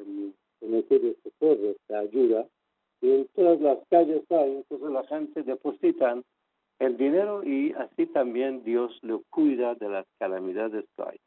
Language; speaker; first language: Spanish; non-native, fluent; Persian